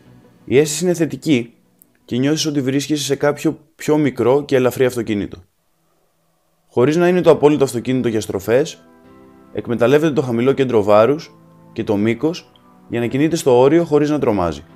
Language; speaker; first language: Greek; native; Greek